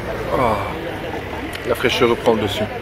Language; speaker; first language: French; native; French